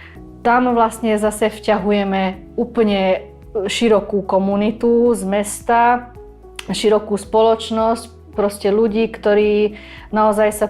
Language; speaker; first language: Slovak; native; Slovak